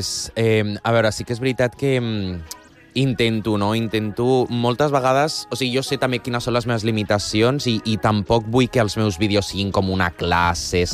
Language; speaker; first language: Catalan; non-native, local second language; Spanish